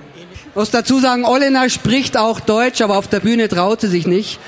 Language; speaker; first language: German; native; German